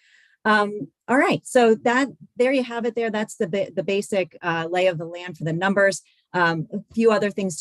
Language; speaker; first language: English; native; English